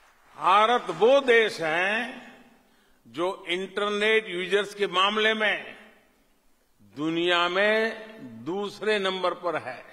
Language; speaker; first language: Hindi; non-native, local second language; Gujarati